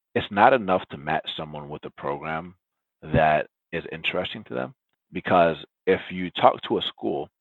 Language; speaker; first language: English; early bilingual, other home language; Spanish